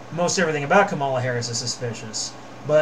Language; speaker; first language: English; native; English